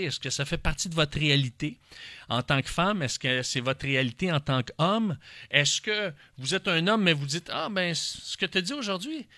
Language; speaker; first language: French; native; French